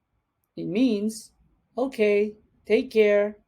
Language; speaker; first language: English; non-native, local second language; Cebuano